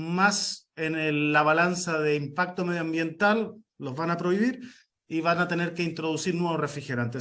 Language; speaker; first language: Spanish; native; Spanish